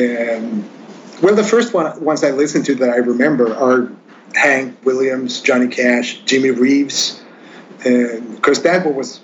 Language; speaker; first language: English; non-native, fluent; Swedish